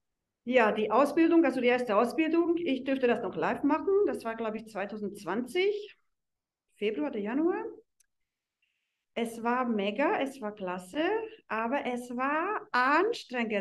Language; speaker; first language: German; non-native, fluent; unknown